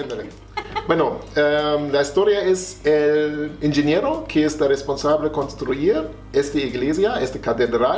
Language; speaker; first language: Spanish; non-native, fluent; German